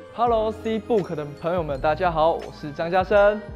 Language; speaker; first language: Chinese; native; Chinese